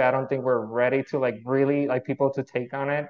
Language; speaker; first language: English; non-native, fluent; Spanish